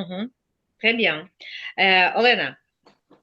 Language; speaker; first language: French; non-native, fluent; Ukrainian